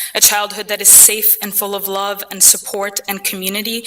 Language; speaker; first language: English; early bilingual, other home language; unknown